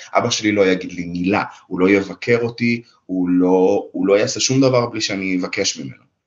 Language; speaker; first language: Hebrew; early bilingual, other home language; Russian